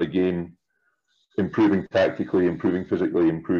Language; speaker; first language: English; native; English